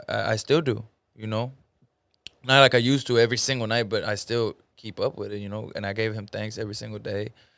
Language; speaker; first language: English; early bilingual, other home language; Spanish